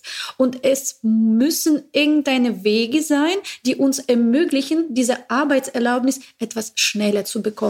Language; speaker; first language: German; non-native, fluent; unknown